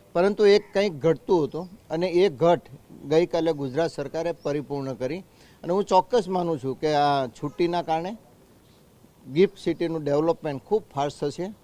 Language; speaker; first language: Gujarati; native; Gujarati